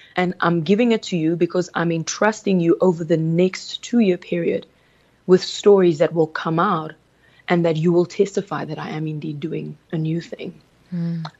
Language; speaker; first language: English; early bilingual, other home language; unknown